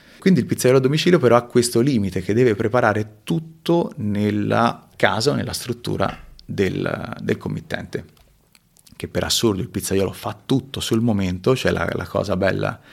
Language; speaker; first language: Italian; early bilingual, other home language; Spanish